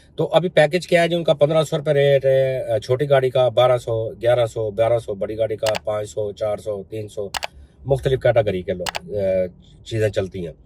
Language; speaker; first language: Urdu; non-native, local second language; Punjabi